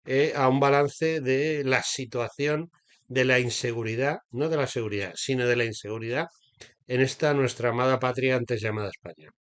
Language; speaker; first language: Spanish; native; Spanish